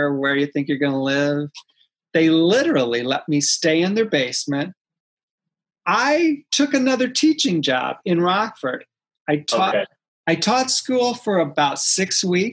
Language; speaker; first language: English; native; English